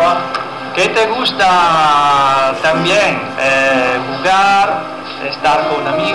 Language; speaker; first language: Spanish; non-native, learner; Italian